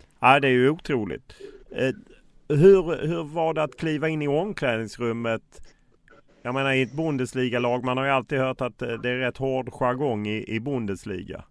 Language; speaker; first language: Swedish; native; Swedish